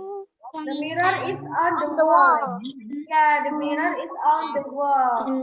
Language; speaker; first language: English; non-native, fluent; Indonesian